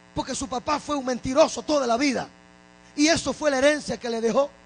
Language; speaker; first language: Spanish; native; Spanish